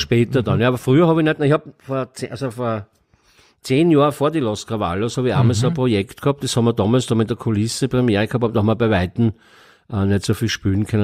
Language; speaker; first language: German; native; German